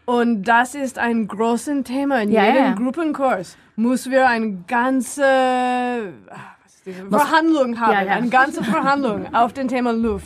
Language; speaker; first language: German; non-native, learner; English